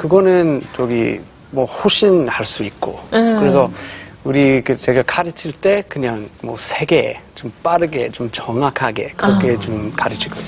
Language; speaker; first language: Korean; non-native, fluent; English